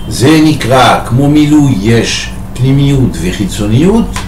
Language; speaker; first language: Hebrew; non-native, fluent; French